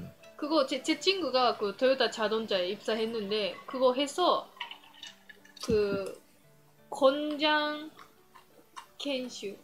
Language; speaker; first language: Korean; non-native, fluent; Japanese